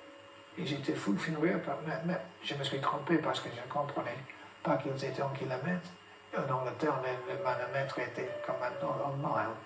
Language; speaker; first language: French; non-native, fluent; English